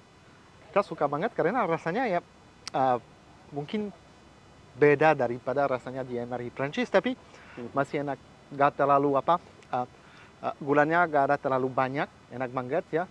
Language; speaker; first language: Indonesian; non-native, fluent; French